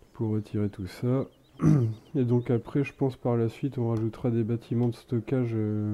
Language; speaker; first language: French; native; French